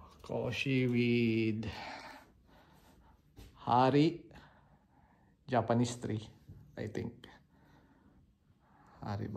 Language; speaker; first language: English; non-native, local second language; Filipino